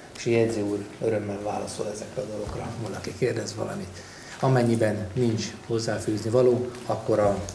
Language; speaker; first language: Hungarian; native; Hungarian